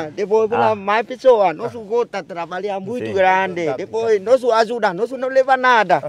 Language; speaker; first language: Portuguese; non-native, learner; Vietnamese